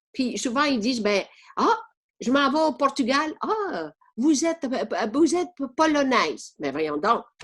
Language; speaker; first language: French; non-native, fluent; Italian